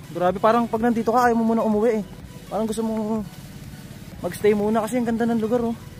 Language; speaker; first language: Filipino; native; Filipino